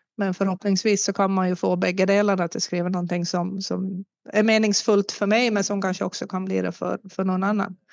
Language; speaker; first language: Swedish; native; Swedish